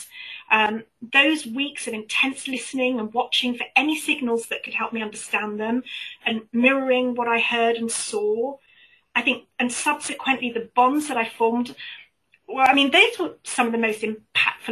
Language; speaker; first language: English; native; English